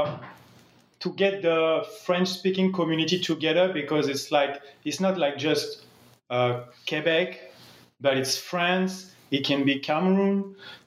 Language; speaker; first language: English; non-native, fluent; French